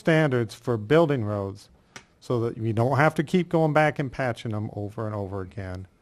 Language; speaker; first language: English; native; English